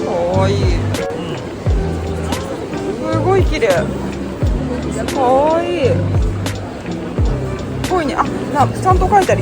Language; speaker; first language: Japanese; native; Japanese